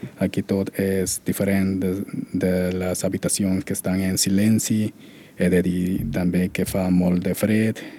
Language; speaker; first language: Catalan; non-native, learner; Spanish